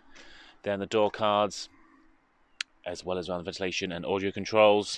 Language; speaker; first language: English; native; English